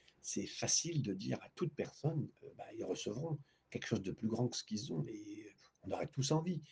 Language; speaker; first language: French; native; French